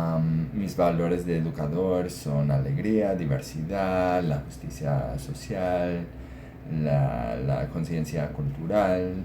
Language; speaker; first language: Spanish; non-native, fluent; English